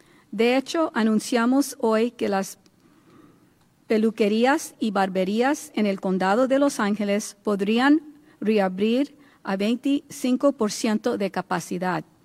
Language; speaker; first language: Spanish; early bilingual, heritage; Spanish